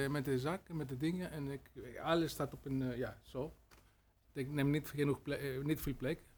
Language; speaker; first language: Dutch; non-native, learner; Greek